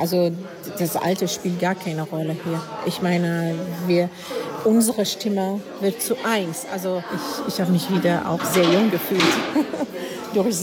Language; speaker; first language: German; non-native, fluent; Arabic